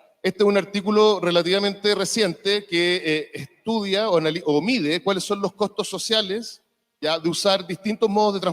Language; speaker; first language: Spanish; native; Spanish